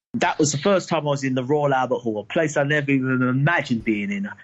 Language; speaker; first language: English; native; English